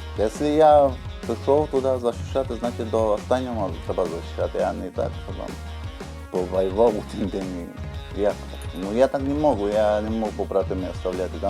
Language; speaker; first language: Ukrainian; non-native, learner; Georgian